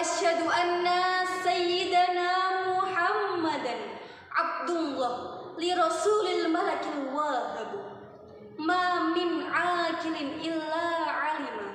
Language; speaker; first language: Arabic; non-native, fluent; Indonesian